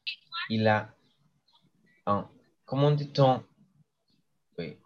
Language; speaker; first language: French; non-native, learner; English